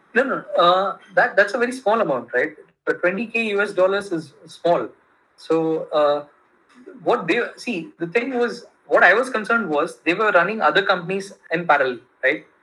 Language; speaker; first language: English; non-native, local second language; Kannada